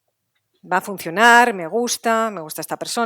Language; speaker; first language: Spanish; native; Spanish